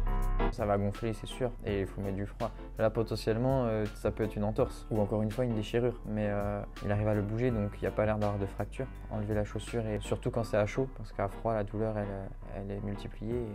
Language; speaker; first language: French; native; French